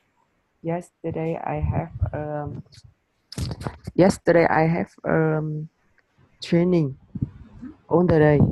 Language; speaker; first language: English; non-native, learner; Vietnamese